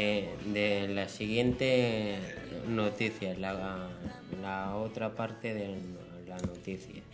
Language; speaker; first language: Spanish; native; Spanish